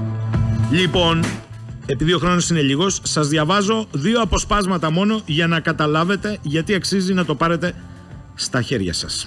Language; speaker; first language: Greek; native; Greek